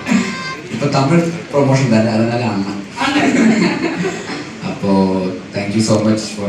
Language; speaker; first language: Tamil; non-native, local second language; Malayalam